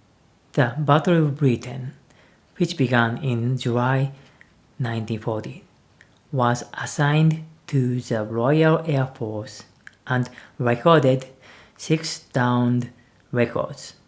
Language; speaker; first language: English; non-native, learner; Japanese